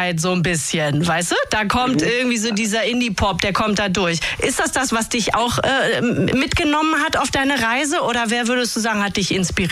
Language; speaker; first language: German; native; German